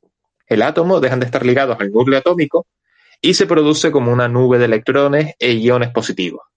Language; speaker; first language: Spanish; native; Spanish